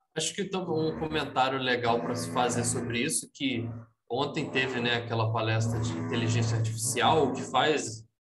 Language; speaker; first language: Portuguese; native; Portuguese